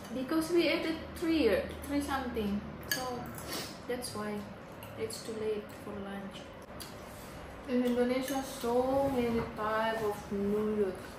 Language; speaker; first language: English; non-native, learner; Indonesian